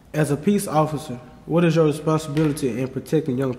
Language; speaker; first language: English; native; English